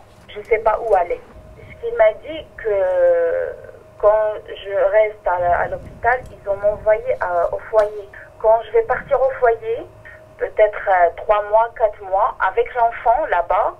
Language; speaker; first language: French; non-native, fluent; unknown